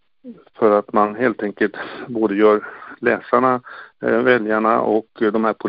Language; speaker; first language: Swedish; native; Swedish